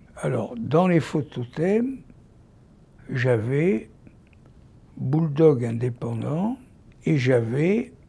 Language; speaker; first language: French; native; French